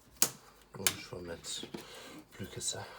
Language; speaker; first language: French; non-native, fluent; Dutch